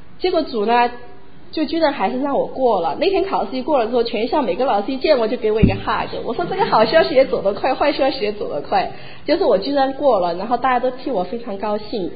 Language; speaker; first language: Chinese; native; Chinese